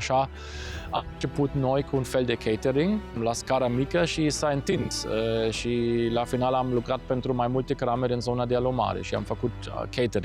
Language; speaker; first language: Romanian; non-native, fluent; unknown